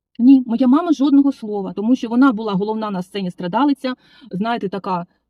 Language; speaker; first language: Ukrainian; native; Ukrainian